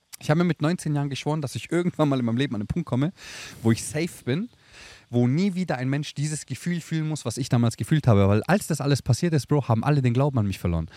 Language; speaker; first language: German; early bilingual, other home language; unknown